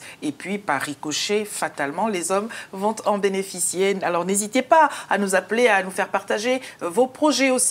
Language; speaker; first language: French; native; French